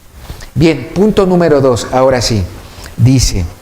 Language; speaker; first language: Spanish; native; Spanish